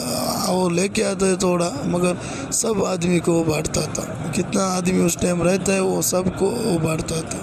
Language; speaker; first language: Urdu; non-native, fluent; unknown